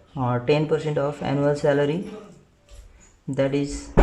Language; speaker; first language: English; non-native, local second language; Nepali